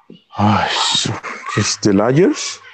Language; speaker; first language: English; non-native, learner; Spanish